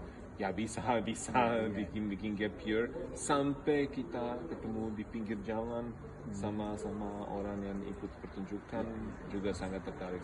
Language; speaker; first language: Indonesian; non-native, fluent; Bosnian